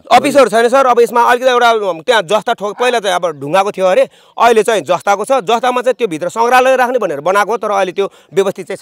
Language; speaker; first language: Nepali; native; Nepali